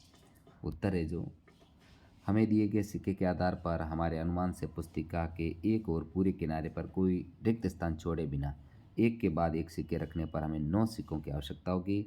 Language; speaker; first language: Hindi; native; Hindi